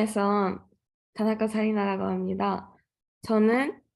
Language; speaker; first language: Korean; non-native, fluent; Japanese